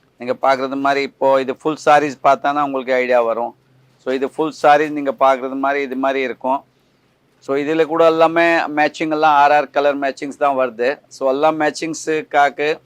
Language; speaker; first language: Tamil; non-native, learner; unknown